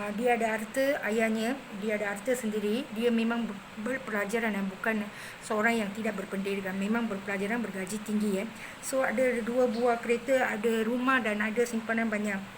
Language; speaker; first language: Malay; non-native, local second language; Tamil